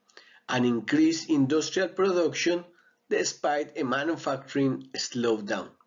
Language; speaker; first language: English; non-native, fluent; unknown